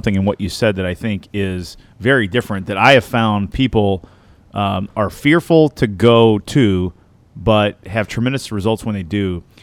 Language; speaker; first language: English; native; English